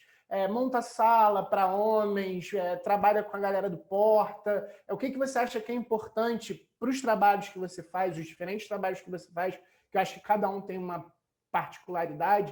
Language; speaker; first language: Portuguese; native; Portuguese